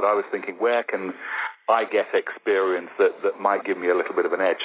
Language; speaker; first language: English; native; English